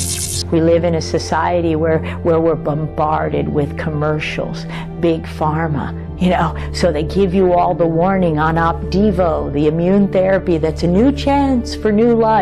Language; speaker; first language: English; native; English